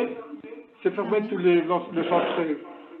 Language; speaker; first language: French; non-native, learner; Spanish